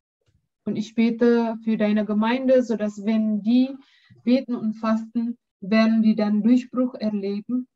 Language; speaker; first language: German; non-native, learner; Indonesian